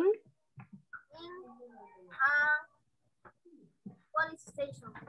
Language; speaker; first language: English; non-native, learner; Spanish